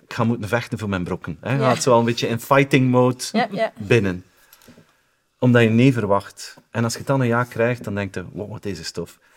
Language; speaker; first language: Dutch; native; Dutch